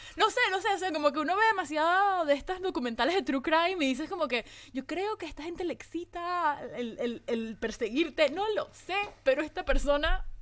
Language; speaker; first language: Spanish; native; Spanish